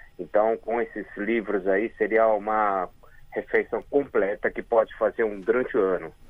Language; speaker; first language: Portuguese; early bilingual, other home language; Korean